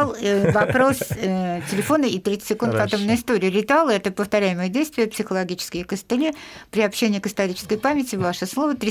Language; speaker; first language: Russian; native; Russian